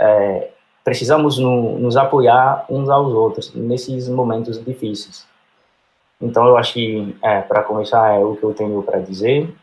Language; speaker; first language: Portuguese; non-native, fluent; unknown